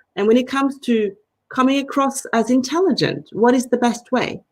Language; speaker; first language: English; non-native, fluent; Danish